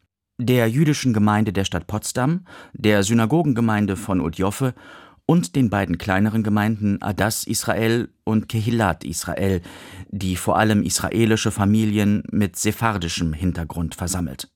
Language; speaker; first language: German; native; German